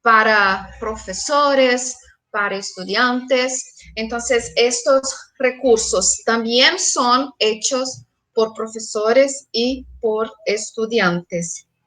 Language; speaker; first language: Spanish; non-native, fluent; Portuguese